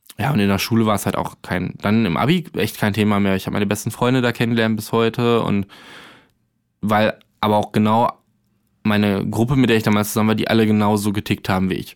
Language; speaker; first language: German; native; German